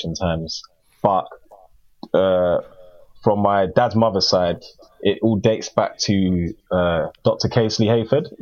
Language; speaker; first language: English; native; English